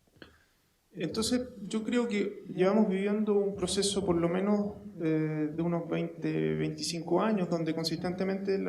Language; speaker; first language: Spanish; non-native, learner; Danish